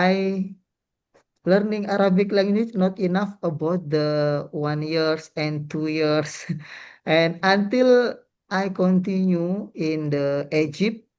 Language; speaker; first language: English; non-native, learner; Indonesian